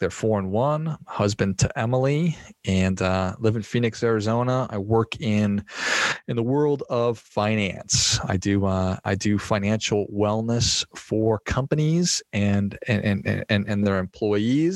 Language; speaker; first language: English; native; English